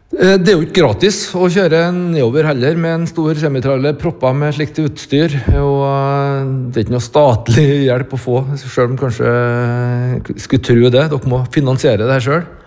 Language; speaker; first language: Norwegian; native; Norwegian